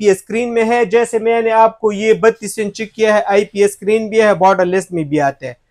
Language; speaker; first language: Urdu; non-native, local second language; Pashto